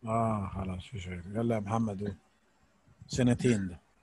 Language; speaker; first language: Arabic; native; Arabic